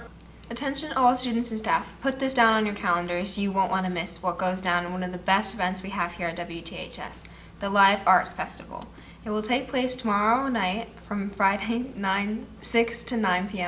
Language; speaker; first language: English; native; English